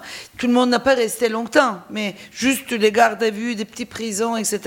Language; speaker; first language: French; non-native, fluent; Turkish